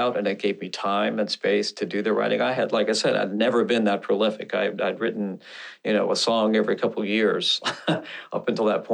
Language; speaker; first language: English; native; English